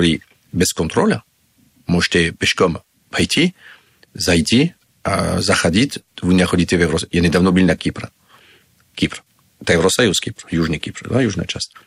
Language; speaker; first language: Russian; non-native, learner; French